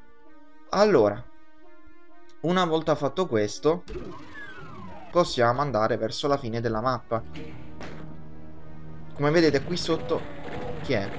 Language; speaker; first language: Italian; native; Italian